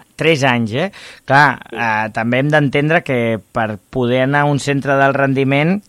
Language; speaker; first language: Catalan; native; Catalan